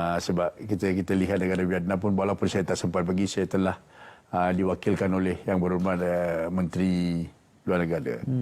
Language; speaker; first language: Malay; non-native, local second language; Tamil